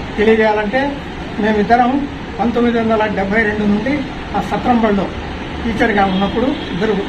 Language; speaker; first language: Telugu; native; Telugu